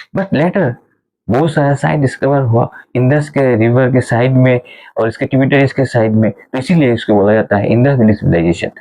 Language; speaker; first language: Hindi; non-native, local second language; Sylheti